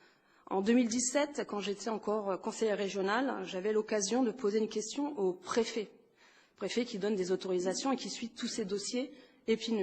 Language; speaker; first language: French; native; French